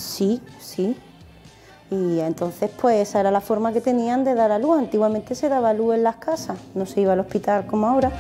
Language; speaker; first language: Spanish; native; Spanish